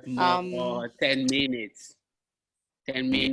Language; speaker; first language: English; non-native, learner; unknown